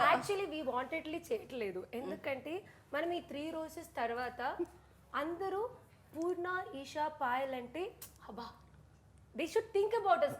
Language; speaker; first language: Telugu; non-native, learner; Malayalam